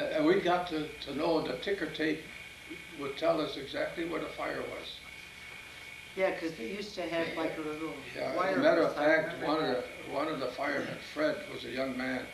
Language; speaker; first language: English; early bilingual, other home language; Italian